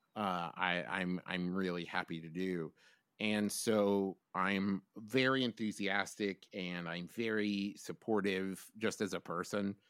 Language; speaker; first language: English; native; English